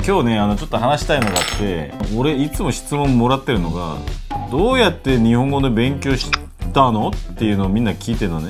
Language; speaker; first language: Japanese; non-native, fluent; Korean